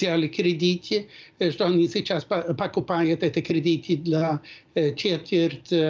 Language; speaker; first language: Russian; non-native, fluent; Swedish